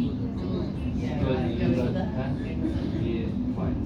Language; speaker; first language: English; non-native, learner; Arabic